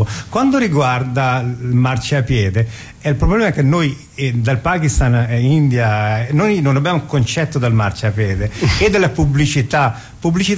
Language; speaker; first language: Italian; non-native, fluent; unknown